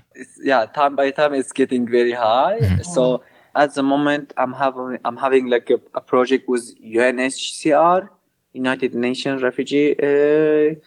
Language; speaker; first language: English; non-native, learner; Arabic